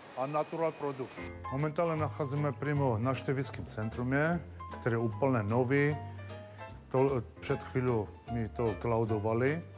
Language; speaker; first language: Czech; non-native, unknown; Armenian